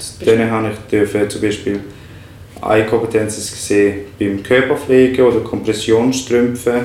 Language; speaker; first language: German; non-native, fluent; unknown